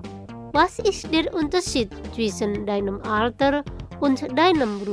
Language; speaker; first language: German; non-native, fluent; Indonesian